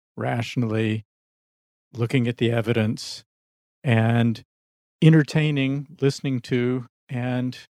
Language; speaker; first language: English; native; English